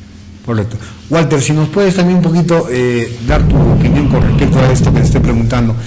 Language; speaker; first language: Spanish; native; Spanish